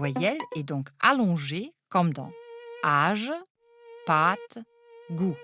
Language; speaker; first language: French; non-native, fluent; German